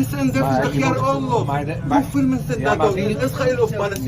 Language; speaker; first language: Dutch; non-native, learner; Arabic